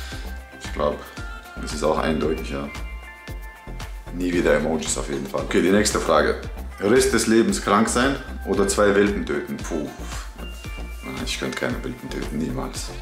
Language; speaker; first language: German; early bilingual, other home language; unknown